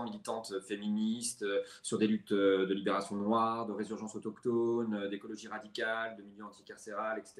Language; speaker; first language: French; native; French